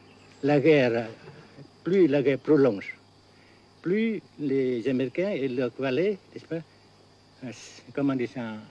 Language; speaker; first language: French; non-native, fluent; Vietnamese